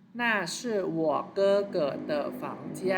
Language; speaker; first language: Chinese; non-native, fluent; Thai